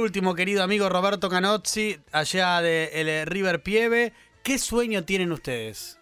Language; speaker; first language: Spanish; native; Spanish